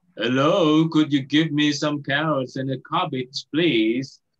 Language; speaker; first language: English; non-native, fluent; Indonesian